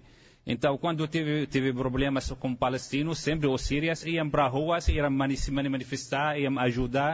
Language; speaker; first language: Portuguese; non-native, fluent; Arabic